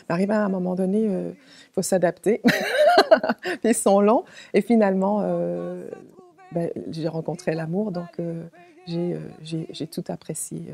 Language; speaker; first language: French; native; French